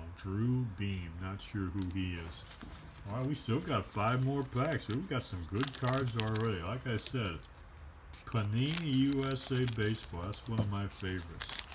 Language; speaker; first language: English; native; English